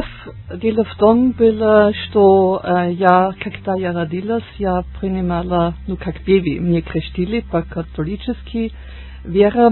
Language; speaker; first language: Russian; non-native, learner; German